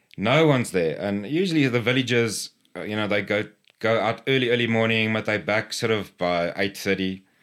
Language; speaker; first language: English; non-native, local second language; Afrikaans